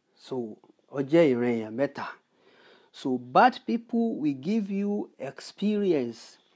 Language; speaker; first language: English; non-native, local second language; Yoruba